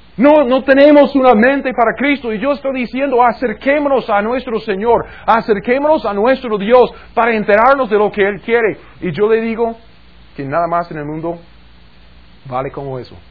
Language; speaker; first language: Spanish; non-native, fluent; English